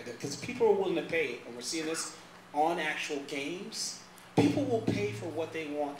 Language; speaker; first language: English; native; English